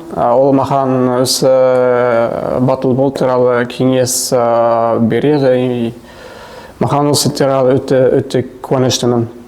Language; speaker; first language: Kazakh; non-native, learner; Swiss German